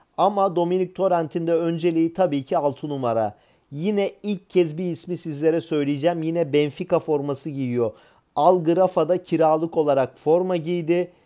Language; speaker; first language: Turkish; native; Turkish